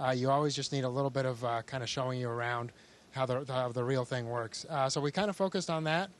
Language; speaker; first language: English; early bilingual, other home language; Spanish